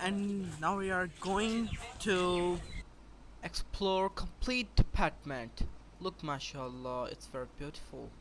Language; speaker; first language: English; non-native, local second language; Urdu